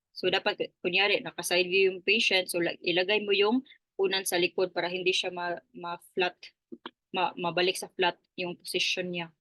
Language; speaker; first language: Filipino; native; Filipino